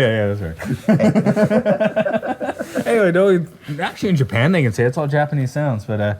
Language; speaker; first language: English; native; English